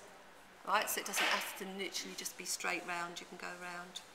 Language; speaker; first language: English; native; English